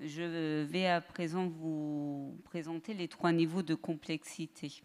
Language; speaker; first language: French; native; French